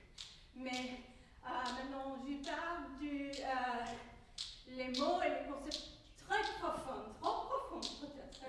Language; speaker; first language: French; non-native, learner; English